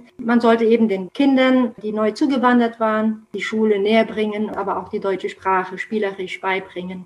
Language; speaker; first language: German; non-native, fluent; Romanian